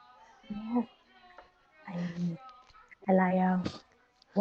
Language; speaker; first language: English; non-native, learner; Vietnamese